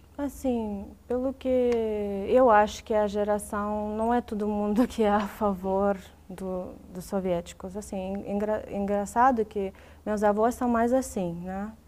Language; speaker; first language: Portuguese; non-native, fluent; Russian